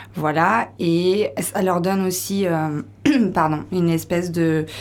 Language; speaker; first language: French; native; French